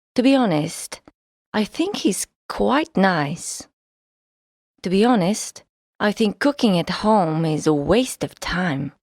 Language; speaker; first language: English; non-native, fluent; Polish